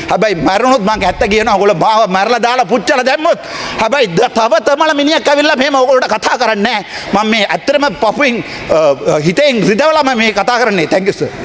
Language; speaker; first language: Sinhala; non-native, local second language; Tamil